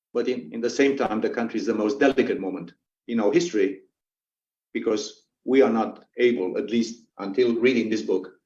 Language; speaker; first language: English; non-native, fluent; Romanian